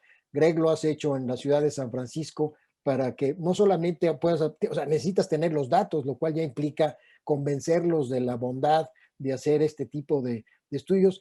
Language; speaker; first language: Spanish; native; Spanish